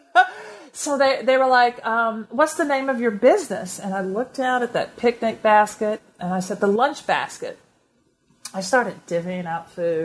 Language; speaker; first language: English; native; English